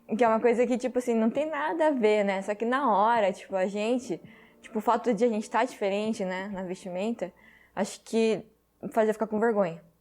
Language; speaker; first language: Portuguese; early bilingual, heritage; Portuguese